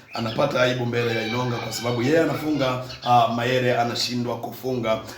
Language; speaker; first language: Swahili; native; Swahili